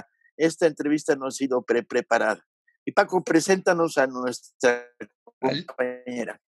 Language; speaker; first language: Spanish; native; Spanish